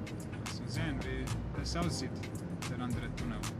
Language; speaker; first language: German; non-native, learner; Serbian